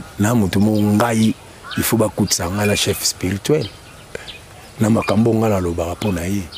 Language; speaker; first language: Lingala; native; Lingala